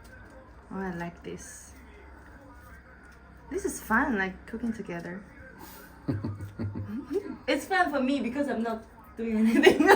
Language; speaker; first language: English; non-native, fluent; Chinese